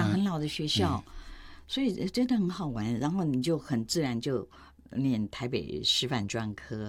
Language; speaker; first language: Chinese; native; Chinese